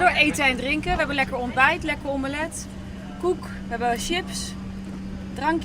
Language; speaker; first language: Dutch; native; Dutch